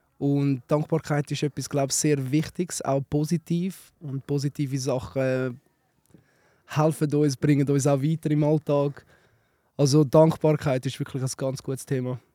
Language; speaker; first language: German; native; German